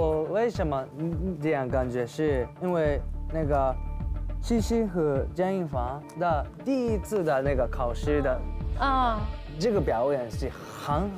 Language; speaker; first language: Chinese; non-native, fluent; Japanese